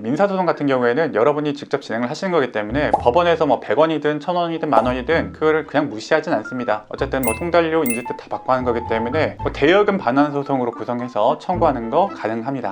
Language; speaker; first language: Korean; native; Korean